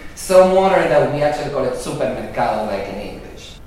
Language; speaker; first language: English; early bilingual, other home language; Spanish